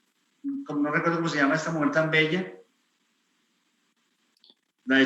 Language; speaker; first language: Spanish; native; Spanish